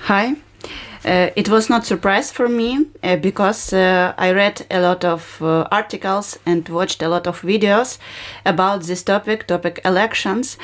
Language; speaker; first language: English; non-native, learner; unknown